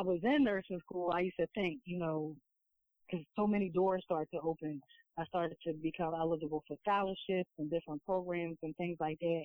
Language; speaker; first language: English; native; English